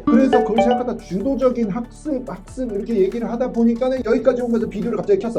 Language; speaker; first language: Korean; native; Korean